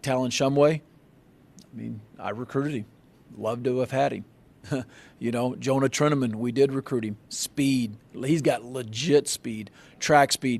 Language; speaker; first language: English; native; English